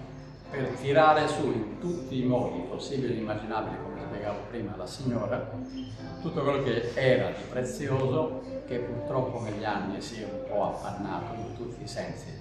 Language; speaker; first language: Italian; native; Italian